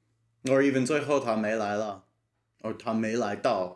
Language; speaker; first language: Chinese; non-native, learner; English